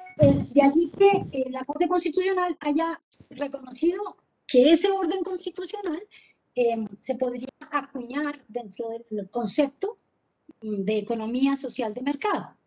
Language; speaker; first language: Spanish; native; Spanish